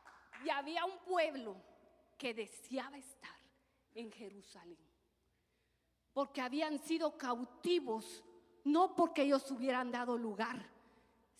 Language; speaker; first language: Spanish; native; Spanish